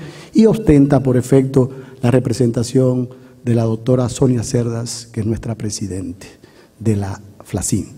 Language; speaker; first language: Spanish; native; Spanish